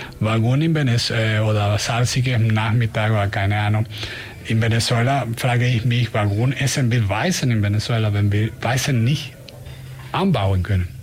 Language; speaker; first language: German; non-native, learner; Spanish